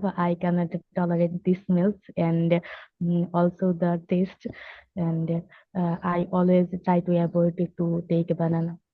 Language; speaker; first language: English; non-native, learner; Bangla